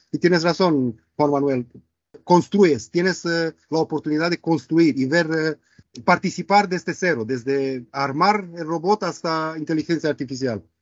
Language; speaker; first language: Spanish; non-native, fluent; Romanian